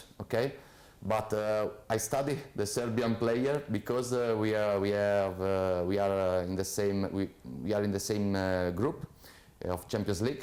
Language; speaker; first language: English; non-native, fluent; Italian